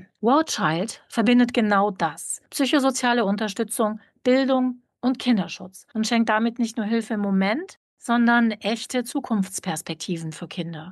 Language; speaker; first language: German; native; German